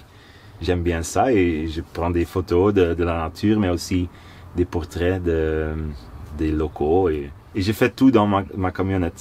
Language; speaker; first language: French; non-native, local second language; Dutch